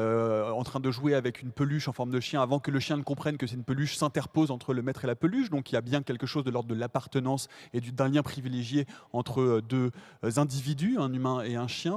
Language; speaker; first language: French; native; French